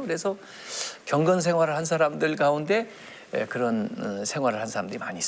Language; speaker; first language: Korean; native; Korean